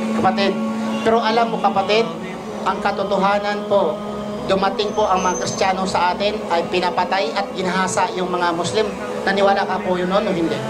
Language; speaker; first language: Filipino; non-native, local second language; Cebuano